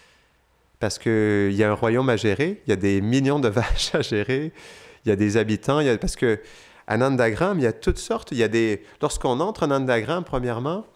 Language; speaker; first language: French; native; French